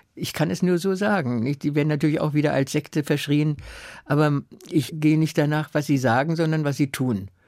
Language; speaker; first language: German; native; German